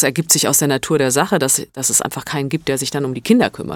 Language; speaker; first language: German; early bilingual, other home language; Italian